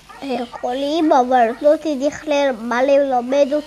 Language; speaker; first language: Hebrew; early bilingual, other home language; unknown